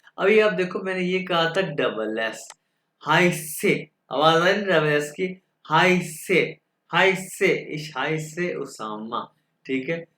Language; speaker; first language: Urdu; non-native, local second language; Punjabi